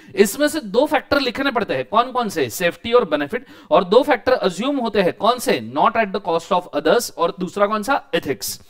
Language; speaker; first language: Hindi; non-native, local second language; Marathi